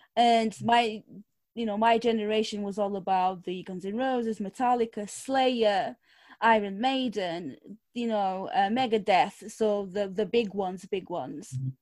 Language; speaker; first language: English; non-native, fluent; Portuguese